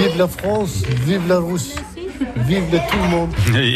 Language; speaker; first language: French; non-native, learner; Russian